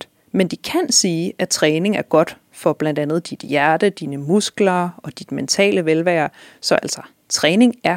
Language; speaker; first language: Danish; native; Danish